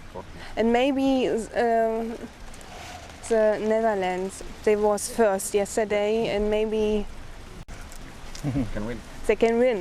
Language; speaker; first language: English; non-native, fluent; German